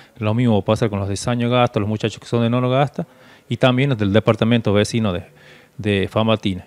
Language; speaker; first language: Spanish; native; Spanish